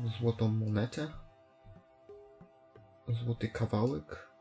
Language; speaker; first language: Polish; native; Polish